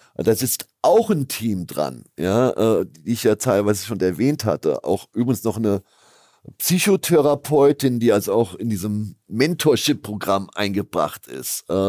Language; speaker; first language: German; native; German